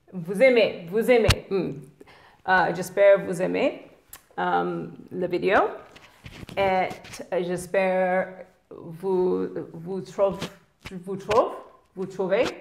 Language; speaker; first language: French; non-native, learner; English